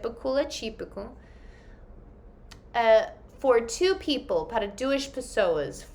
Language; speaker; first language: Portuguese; non-native, fluent; English